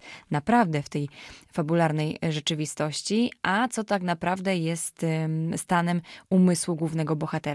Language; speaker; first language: Polish; native; Polish